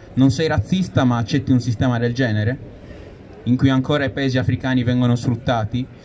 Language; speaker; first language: Italian; native; Italian